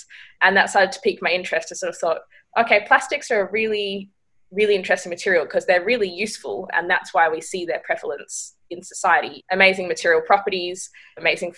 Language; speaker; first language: English; native; English